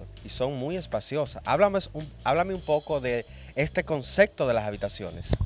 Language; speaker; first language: Spanish; native; Spanish